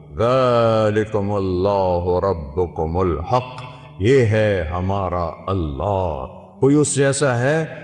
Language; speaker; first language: Urdu; non-native, local second language; Punjabi